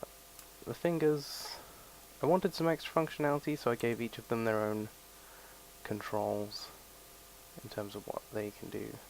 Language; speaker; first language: English; native; English